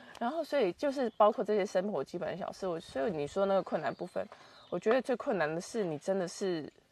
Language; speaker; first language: Chinese; native; Chinese